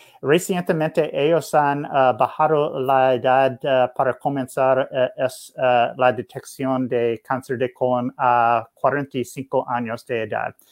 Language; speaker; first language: Spanish; non-native, learner; English